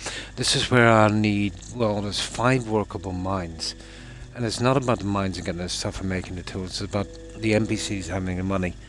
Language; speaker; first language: English; native; English